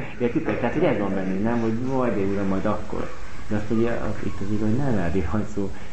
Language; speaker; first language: Hungarian; native; Hungarian